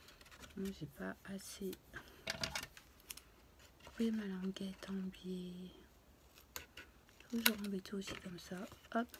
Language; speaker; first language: French; native; French